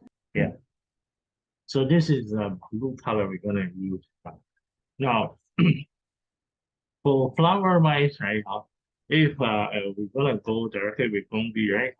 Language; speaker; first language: English; non-native, fluent; Chinese